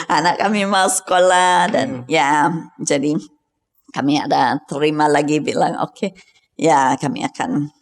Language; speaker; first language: Indonesian; non-native, fluent; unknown